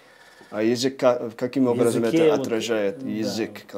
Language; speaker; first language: Russian; non-native, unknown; English